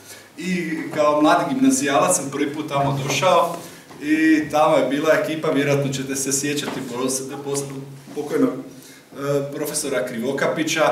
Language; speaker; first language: Serbian; native; Serbian